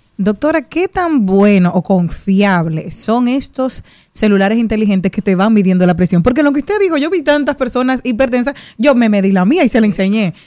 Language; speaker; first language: Spanish; native; Spanish